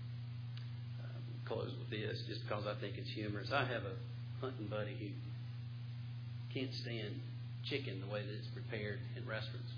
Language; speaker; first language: English; native; English